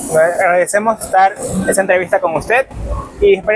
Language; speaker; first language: Spanish; native; Spanish